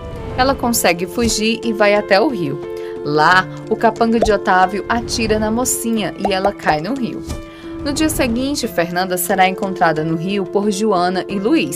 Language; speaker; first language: Portuguese; native; Portuguese